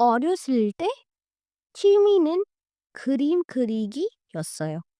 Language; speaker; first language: Korean; non-native, fluent; Hindi